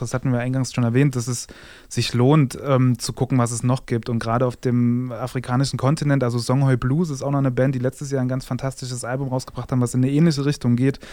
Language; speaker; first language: German; native; German